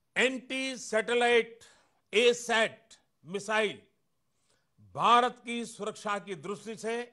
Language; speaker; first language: Hindi; non-native, local second language; Gujarati